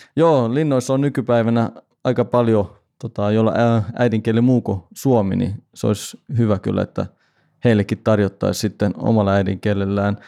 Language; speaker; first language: Finnish; non-native, local second language; Swedish